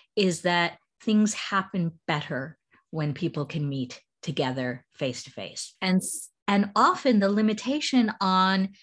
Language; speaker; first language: English; native; English